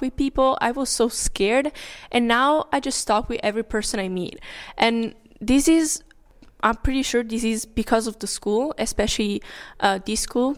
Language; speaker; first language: English; non-native, fluent; Italian